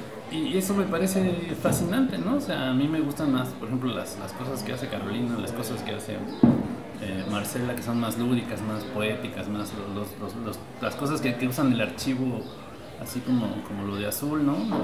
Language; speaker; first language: Spanish; native; Spanish